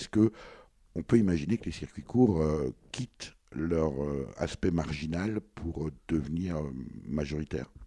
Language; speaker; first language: French; native; French